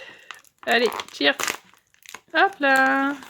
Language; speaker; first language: French; native; French